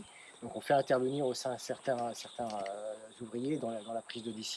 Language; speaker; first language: French; native; French